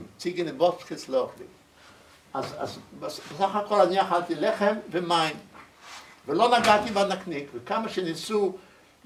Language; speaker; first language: Hebrew; early bilingual, other home language; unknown